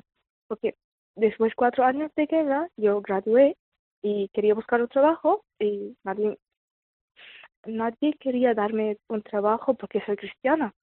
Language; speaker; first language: Spanish; non-native, fluent; Arabic